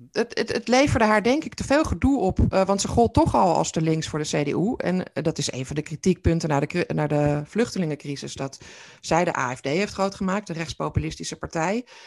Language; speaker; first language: Dutch; native; Dutch